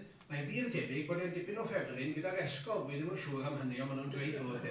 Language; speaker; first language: Welsh; native; Welsh